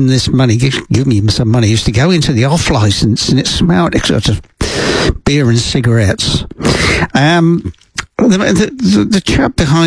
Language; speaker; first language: English; native; English